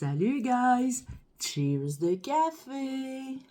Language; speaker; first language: French; native; French